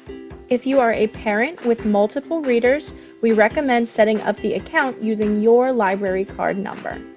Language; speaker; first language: English; native; English